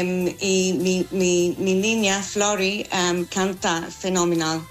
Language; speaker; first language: Spanish; non-native, learner; English